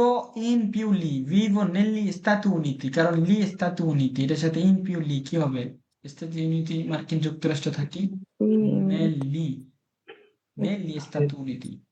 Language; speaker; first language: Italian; non-native, fluent; Bangla